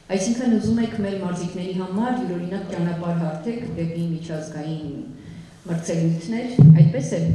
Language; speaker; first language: Armenian; native; Armenian